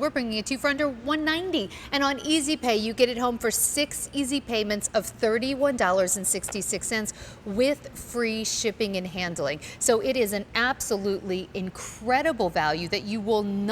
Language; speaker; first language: English; native; English